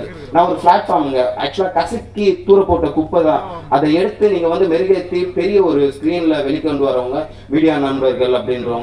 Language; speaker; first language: Tamil; native; Tamil